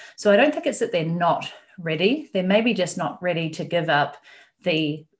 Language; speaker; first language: English; native; English